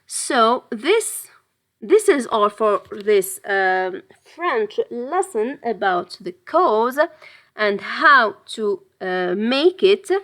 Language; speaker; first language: English; non-native, fluent; French